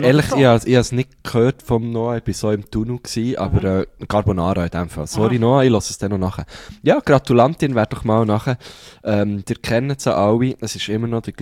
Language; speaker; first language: German; native; German